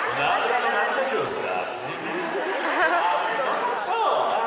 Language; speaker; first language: Italian; non-native, learner; English